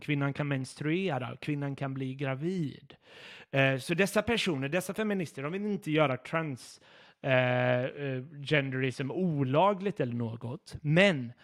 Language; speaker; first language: Swedish; non-native, fluent; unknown